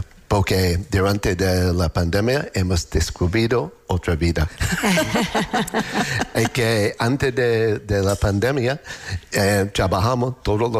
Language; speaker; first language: Spanish; non-native, learner; English